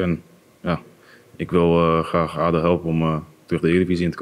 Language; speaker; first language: Dutch; native; Dutch